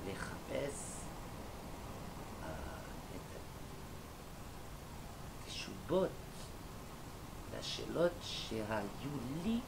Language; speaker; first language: Hebrew; non-native, learner; French